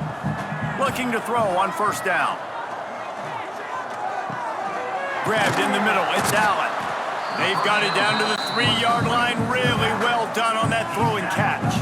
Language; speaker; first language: English; native; English